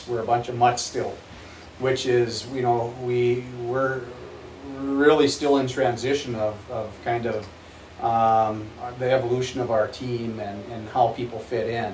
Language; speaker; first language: English; native; English